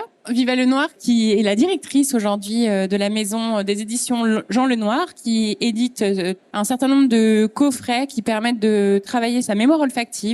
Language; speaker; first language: French; native; French